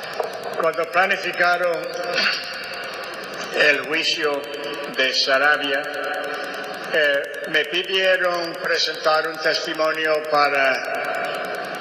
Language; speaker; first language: Spanish; non-native, fluent; English